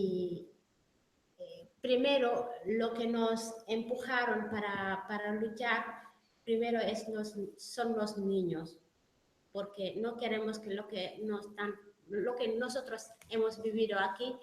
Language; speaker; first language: Spanish; non-native, fluent; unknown